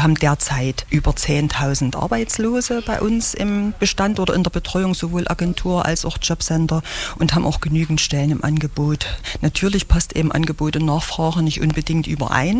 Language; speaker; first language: German; native; German